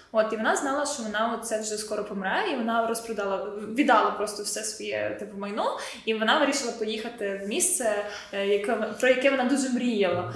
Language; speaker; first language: Ukrainian; non-native, local second language; Russian